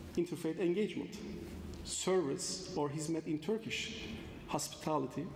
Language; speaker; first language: English; non-native, fluent; Turkish